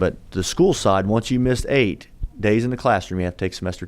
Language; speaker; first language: English; native; English